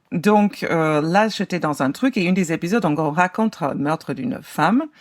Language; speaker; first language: French; non-native, fluent; English